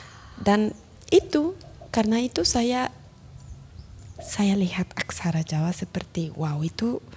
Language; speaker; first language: Indonesian; non-native, learner; Spanish